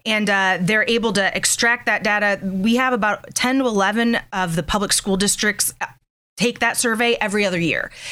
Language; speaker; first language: English; native; English